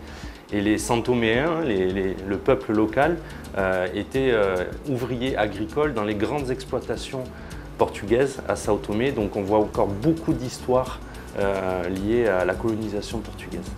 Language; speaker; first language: French; native; French